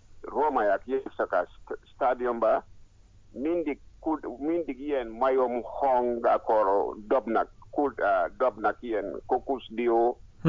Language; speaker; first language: Hungarian; non-native, learner; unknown